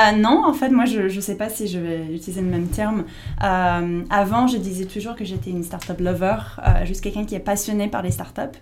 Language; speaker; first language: French; non-native, fluent; English